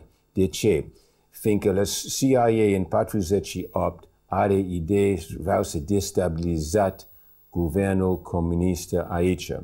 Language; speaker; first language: Romanian; early bilingual, heritage; English